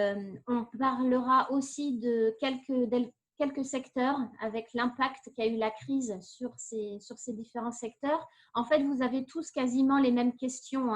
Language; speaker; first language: French; native; French